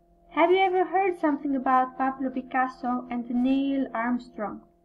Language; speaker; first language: English; non-native, fluent; Albanian